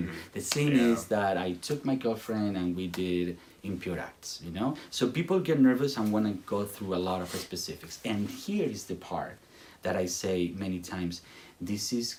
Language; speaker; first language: English; non-native, fluent; Spanish